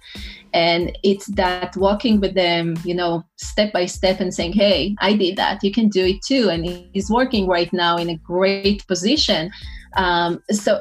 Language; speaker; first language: English; non-native, fluent; Hebrew